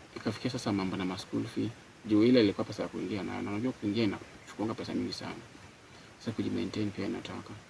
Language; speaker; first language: Swahili; non-native, local second language; Luo (Kenya and Tanzania)